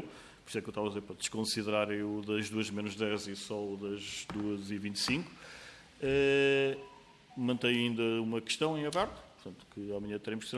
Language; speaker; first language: Portuguese; native; Portuguese